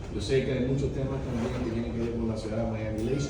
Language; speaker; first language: Spanish; early bilingual, heritage; Spanish